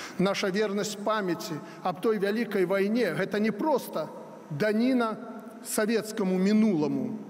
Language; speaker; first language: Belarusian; non-native, local second language; Russian